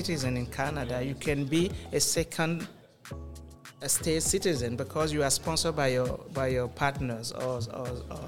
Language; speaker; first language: English; non-native, local second language; French